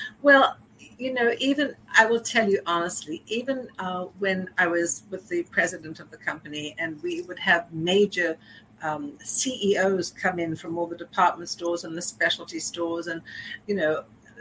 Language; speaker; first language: English; native; English